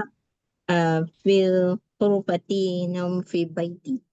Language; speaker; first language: Arabic; non-native, learner; Malay